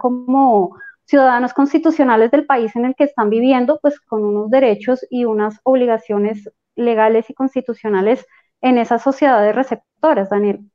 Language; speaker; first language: Spanish; native; Spanish